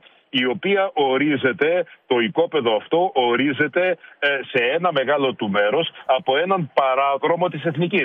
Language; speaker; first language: Greek; native; Greek